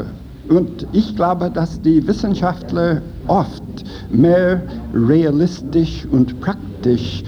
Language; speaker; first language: German; non-native, fluent; English